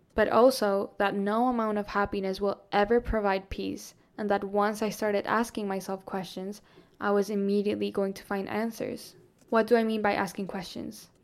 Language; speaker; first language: English; non-native, fluent; Spanish